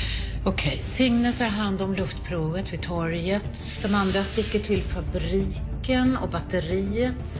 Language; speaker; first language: Swedish; native; Swedish